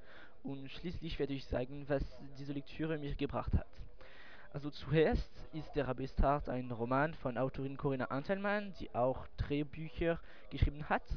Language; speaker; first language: German; non-native, learner; French